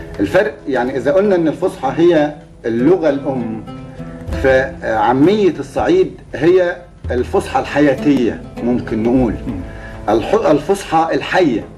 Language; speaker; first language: Arabic; native; Arabic